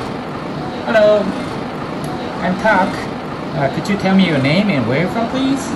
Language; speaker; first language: English; non-native, fluent; Japanese